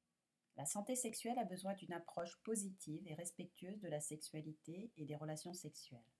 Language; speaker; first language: French; native; French